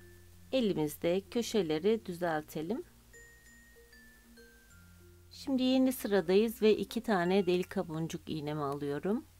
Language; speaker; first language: Turkish; native; Turkish